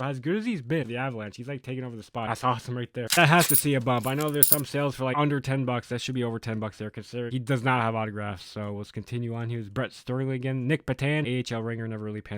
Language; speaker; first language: English; native; English